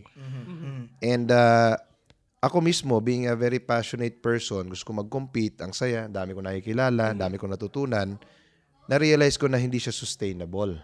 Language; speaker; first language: Filipino; non-native, local second language; Cebuano